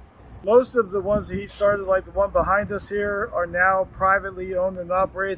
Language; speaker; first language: English; native; English